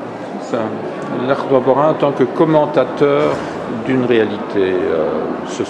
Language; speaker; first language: French; native; French